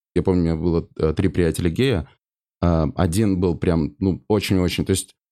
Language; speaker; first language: Russian; native; Russian